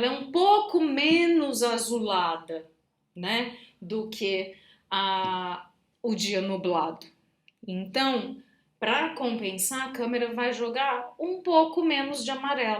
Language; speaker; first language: Portuguese; native; Portuguese